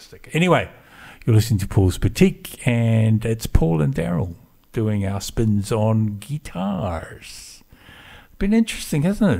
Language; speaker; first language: English; native; English